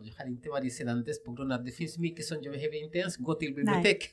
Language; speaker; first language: Swedish; non-native, fluent; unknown